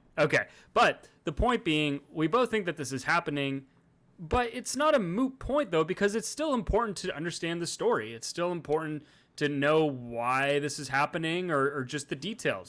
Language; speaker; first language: English; native; English